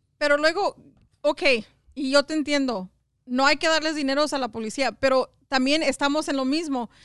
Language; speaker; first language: Spanish; early bilingual, heritage; Spanish